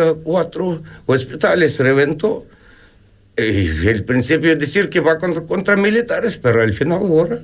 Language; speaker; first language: Spanish; non-native, learner; Ukrainian